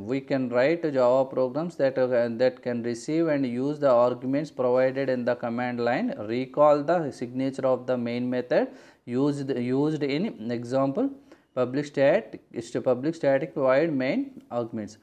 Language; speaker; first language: English; non-native, local second language; Telugu